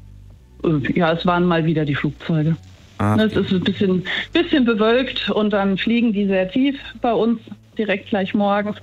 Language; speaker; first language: German; native; German